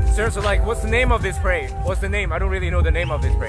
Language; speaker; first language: English; non-native, learner; Chinese